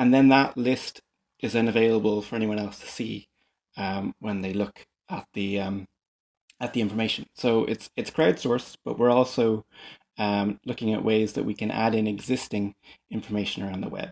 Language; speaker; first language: English; native; English